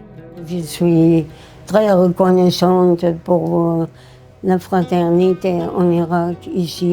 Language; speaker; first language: French; non-native, fluent; Arabic